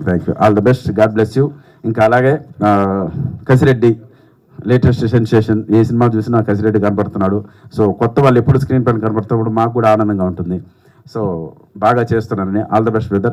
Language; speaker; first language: Telugu; native; Telugu